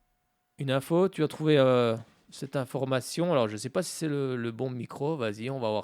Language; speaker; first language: French; native; French